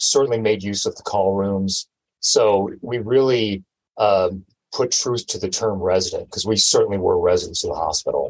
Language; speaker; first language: English; native; English